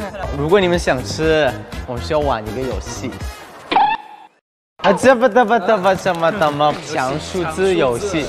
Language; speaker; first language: Chinese; non-native, learner; Thai